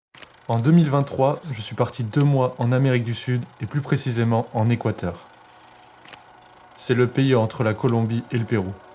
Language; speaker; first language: French; native; French